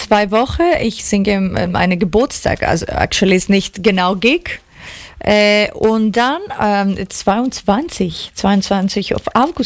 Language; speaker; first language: German; early bilingual, heritage; Greek